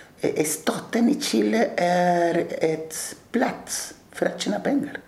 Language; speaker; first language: Swedish; early bilingual, other home language; Spanish